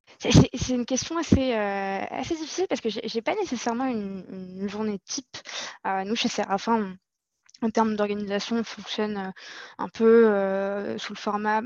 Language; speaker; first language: French; non-native, local second language; Arabic